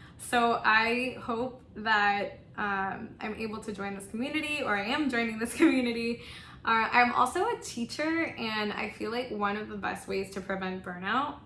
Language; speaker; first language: English; non-native, local second language; Spanish